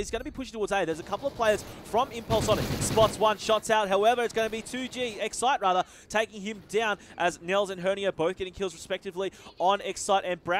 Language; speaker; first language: English; native; English